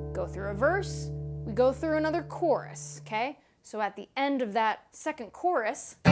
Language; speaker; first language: English; native; English